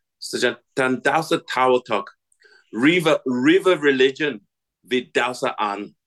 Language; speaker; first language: Irish; non-native, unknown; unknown